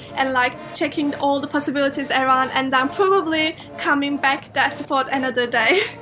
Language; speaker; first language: English; non-native, fluent; Turkish